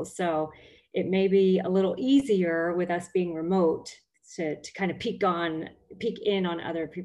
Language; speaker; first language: English; native; English